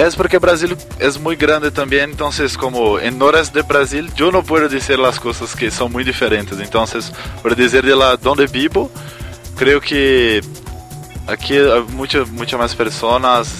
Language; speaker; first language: Spanish; non-native, learner; Portuguese